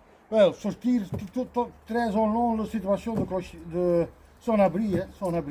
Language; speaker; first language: French; non-native, learner; Dutch